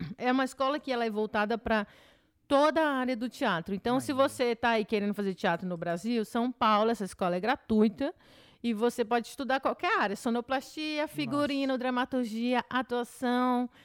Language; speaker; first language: Portuguese; native; Portuguese